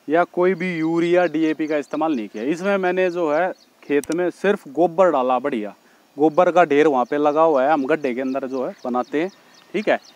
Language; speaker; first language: Hindi; native; Hindi